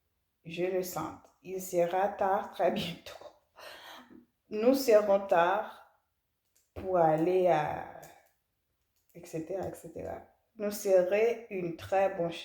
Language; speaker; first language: French; non-native, learner; English